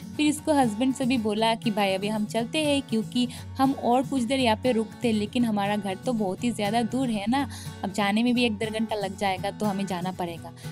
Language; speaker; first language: Hindi; non-native, local second language; Bangla